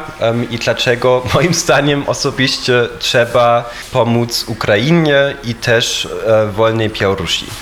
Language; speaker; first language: Polish; non-native, fluent; German